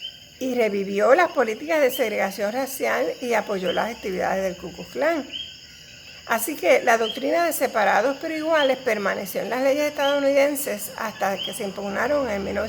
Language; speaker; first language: Spanish; native; Spanish